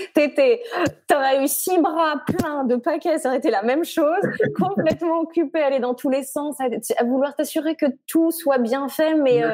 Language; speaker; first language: French; native; French